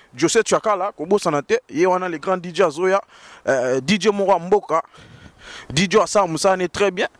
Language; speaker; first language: French; non-native, local second language; Lingala